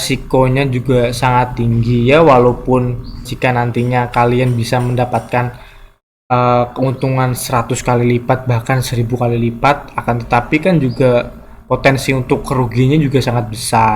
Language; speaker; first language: Indonesian; native; Indonesian